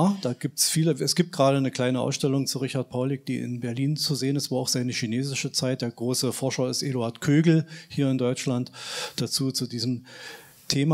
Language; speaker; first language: German; native; German